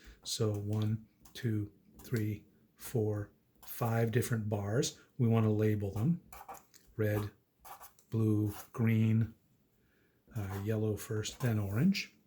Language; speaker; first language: English; native; English